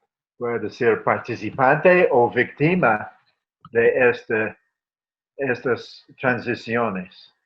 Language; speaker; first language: Spanish; non-native, fluent; English